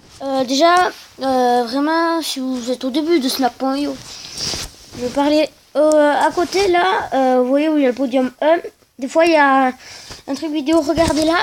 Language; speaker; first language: French; native; French